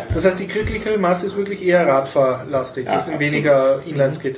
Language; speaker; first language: German; native; German